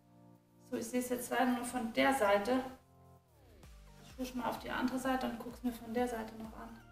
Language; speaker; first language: German; native; German